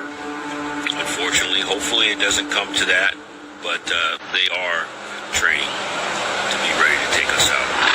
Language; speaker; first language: English; native; English